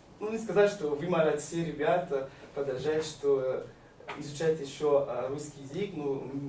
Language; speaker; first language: Russian; non-native, learner; Malagasy